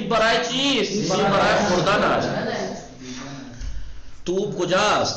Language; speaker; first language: Persian; non-native, fluent; Urdu